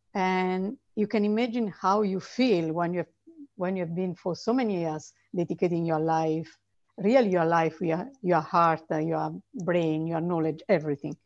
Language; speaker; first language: English; non-native, fluent; Italian